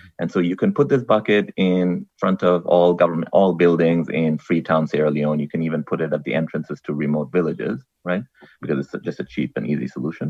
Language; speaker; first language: English; non-native, local second language; Bangla